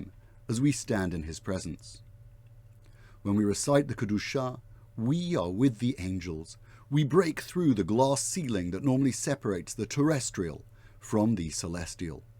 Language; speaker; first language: English; native; English